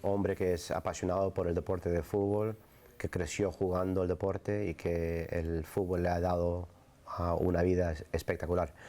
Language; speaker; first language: Spanish; early bilingual, other home language; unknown